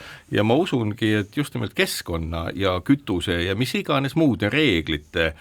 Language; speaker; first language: Estonian; native; Estonian